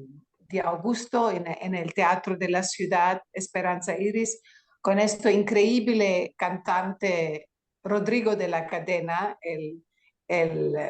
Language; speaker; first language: Spanish; non-native, learner; Greek